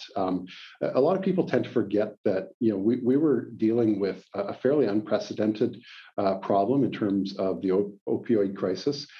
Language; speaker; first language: English; native; English